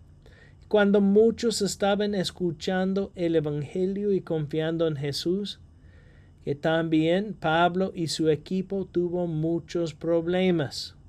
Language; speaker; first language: Spanish; non-native, fluent; English